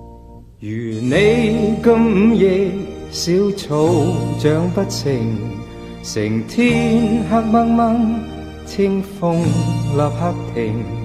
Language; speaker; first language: Cantonese; native; Cantonese